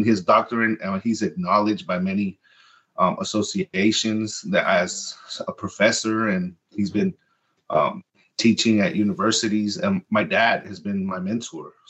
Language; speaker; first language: English; early bilingual, other home language; Spanish